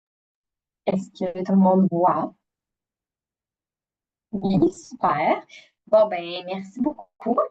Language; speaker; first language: French; native; French